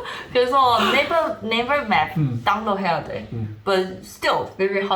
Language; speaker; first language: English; non-native, fluent; Chinese